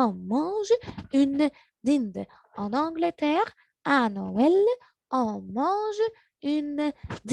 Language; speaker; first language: French; non-native, learner; Arabic